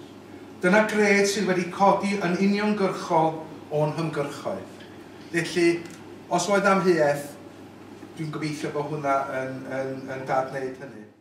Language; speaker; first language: Welsh; native; Welsh